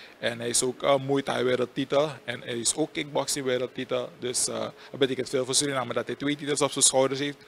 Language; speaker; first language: Dutch; native; Dutch